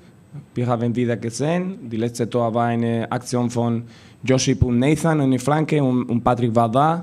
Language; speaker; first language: German; non-native, learner; Spanish